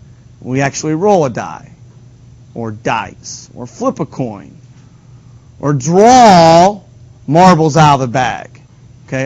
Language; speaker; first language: English; native; English